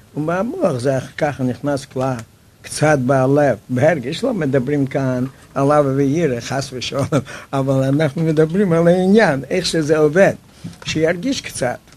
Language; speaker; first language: Hebrew; non-native, fluent; Yiddish